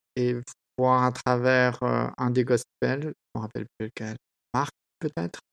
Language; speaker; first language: French; native; French